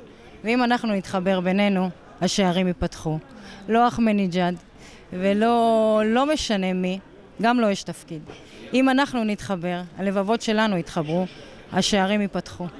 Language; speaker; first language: Hebrew; early bilingual, other home language; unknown